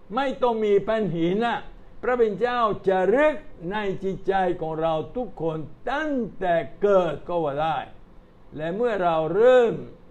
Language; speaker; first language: Thai; non-native, fluent; Italian